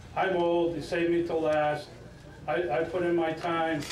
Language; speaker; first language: English; native; English